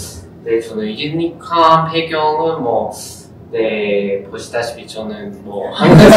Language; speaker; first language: Korean; non-native, fluent; Norwegian